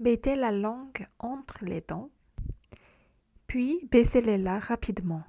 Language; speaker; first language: French; non-native, fluent; Korean